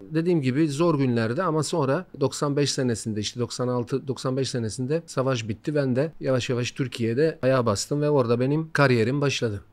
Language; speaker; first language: Turkish; non-native, fluent; Bosnian